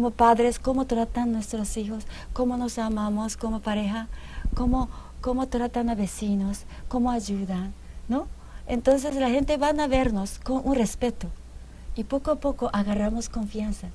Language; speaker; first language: Spanish; non-native, fluent; Japanese